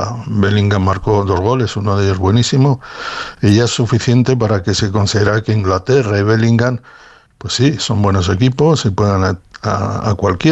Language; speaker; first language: Spanish; native; Spanish